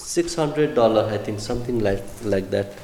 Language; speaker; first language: English; non-native, fluent; Nepali